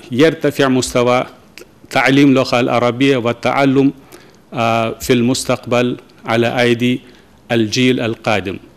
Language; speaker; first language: Arabic; non-native, fluent; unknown